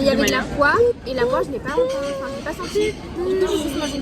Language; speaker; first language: French; native; French